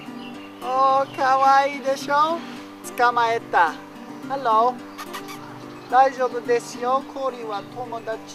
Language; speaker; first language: Japanese; non-native, learner; English